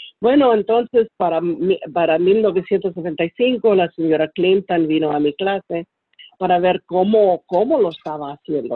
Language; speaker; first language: Spanish; early bilingual, heritage; Spanish